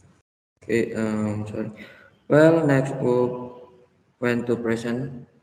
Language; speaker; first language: English; non-native, learner; Indonesian